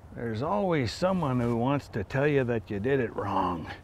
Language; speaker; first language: English; native; English